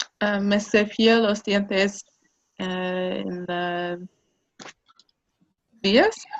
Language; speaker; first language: Spanish; non-native, learner; English